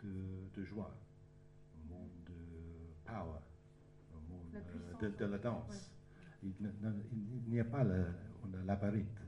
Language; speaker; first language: French; non-native, learner; English